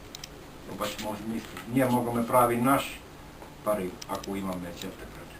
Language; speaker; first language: Bulgarian; non-native, learner; Finnish